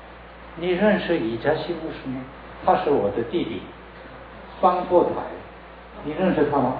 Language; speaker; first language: Chinese; non-native, learner; Korean